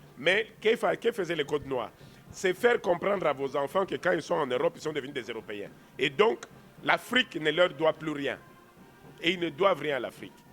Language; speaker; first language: French; non-native, local second language; Kongo